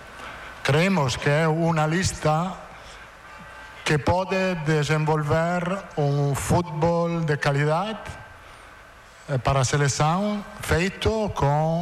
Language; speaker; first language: Portuguese; non-native, fluent; Italian